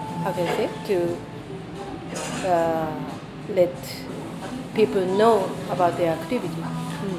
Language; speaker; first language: English; non-native, fluent; Japanese